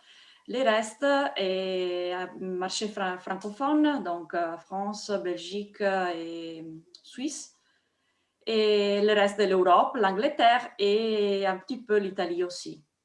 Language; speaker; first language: French; non-native, fluent; Italian